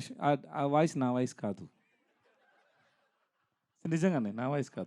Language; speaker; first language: Telugu; non-native, learner; Tamil